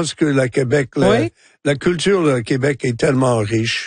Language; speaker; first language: French; non-native, local second language; English